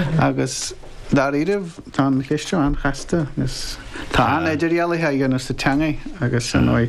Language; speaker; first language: Irish; native; Irish